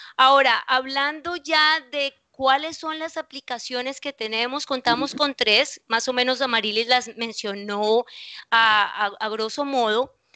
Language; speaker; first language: Spanish; native; Spanish